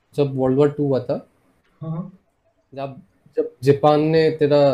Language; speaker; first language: Hindi; non-native, local second language; Assamese